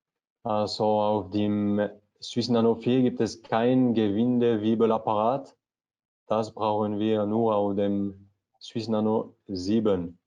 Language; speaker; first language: German; non-native, learner; French